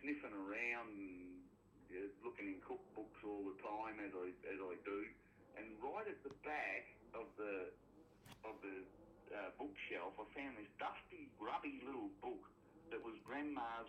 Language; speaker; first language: English; native; English